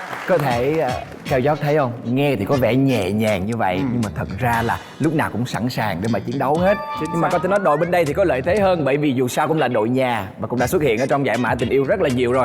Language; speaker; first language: Vietnamese; native; Vietnamese